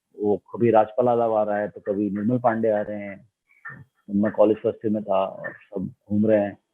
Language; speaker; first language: Hindi; non-native, local second language; Bangla